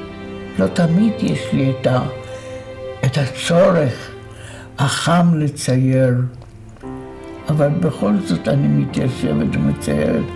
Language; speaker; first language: Hebrew; non-native, fluent; Polish